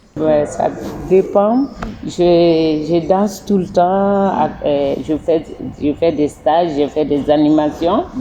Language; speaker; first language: French; non-native, local second language; Bambara